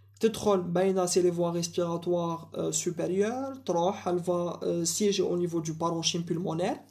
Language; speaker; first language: French; non-native, local second language; Arabic